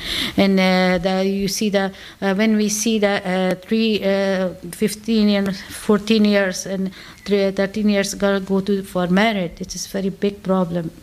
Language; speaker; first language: English; non-native, learner; Persian